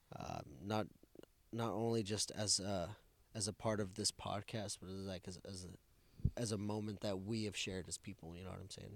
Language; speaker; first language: English; early bilingual, other home language; Spanish